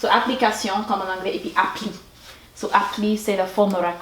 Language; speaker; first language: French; non-native, fluent; English